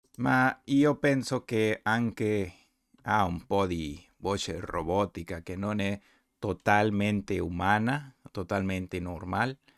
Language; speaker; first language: Italian; non-native, learner; Spanish